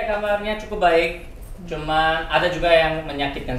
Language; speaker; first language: Indonesian; native; Indonesian